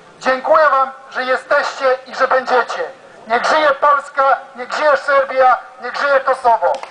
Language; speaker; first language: Polish; non-native, fluent; Serbian